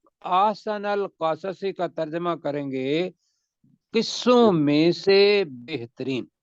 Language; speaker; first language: Urdu; non-native, local second language; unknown